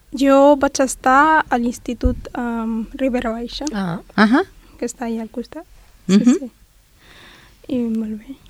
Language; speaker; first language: Catalan; non-native, fluent; Arabic